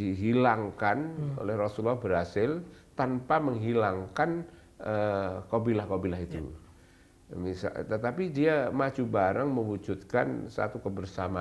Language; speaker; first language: Indonesian; native; Indonesian